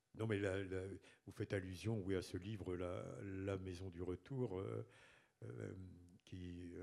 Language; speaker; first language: French; native; French